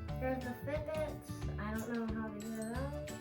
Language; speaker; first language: English; native; English